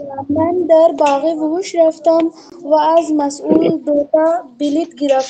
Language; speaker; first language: Persian; non-native, learner; Urdu